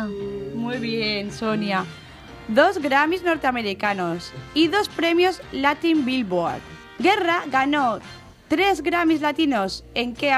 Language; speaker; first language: Spanish; native; Spanish